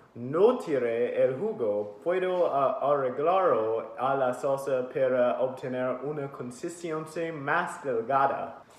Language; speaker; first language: Spanish; non-native, learner; English